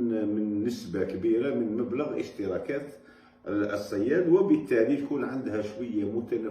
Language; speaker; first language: Arabic; native; Arabic